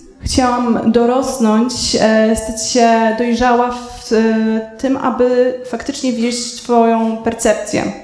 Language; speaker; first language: Polish; native; Polish